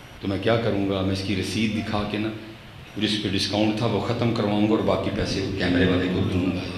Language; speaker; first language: Urdu; non-native, local second language; Punjabi